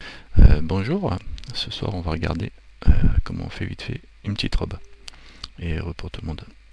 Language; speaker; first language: French; native; French